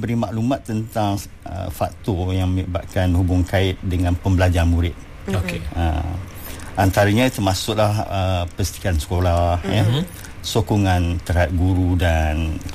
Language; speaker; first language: Malay; native; Malay